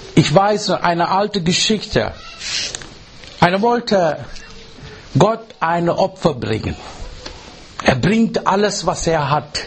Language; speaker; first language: German; non-native, learner; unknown